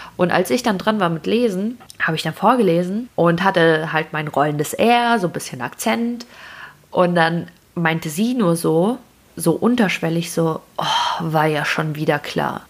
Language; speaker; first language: German; early bilingual, other home language; Russian